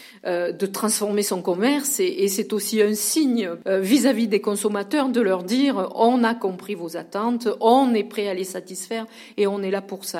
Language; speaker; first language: French; native; French